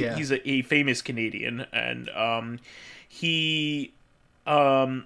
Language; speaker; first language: English; native; English